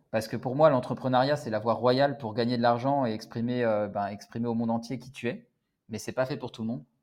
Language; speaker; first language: French; native; French